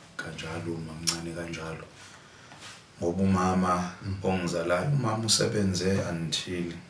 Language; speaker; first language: Zulu; native; Zulu